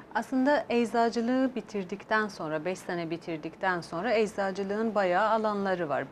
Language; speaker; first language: Turkish; non-native, fluent; Persian